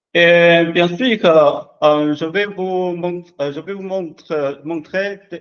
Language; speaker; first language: French; non-native, learner; Chinese